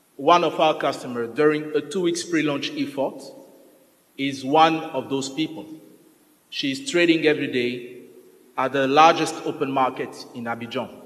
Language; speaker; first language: English; non-native, fluent; French